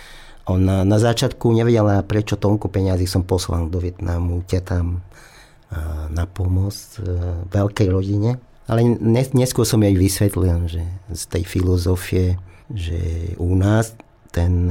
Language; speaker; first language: Slovak; non-native, learner; Vietnamese